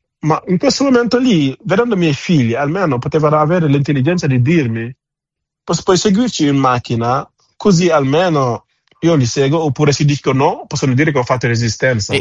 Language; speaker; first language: Italian; non-native, fluent; Wolof